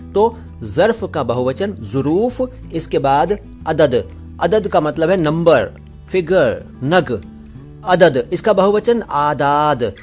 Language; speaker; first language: Hindi; native; Hindi